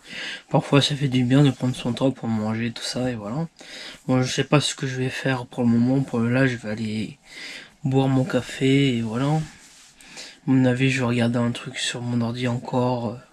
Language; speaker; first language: French; native; French